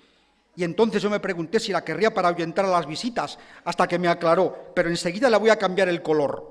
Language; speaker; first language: Spanish; native; Spanish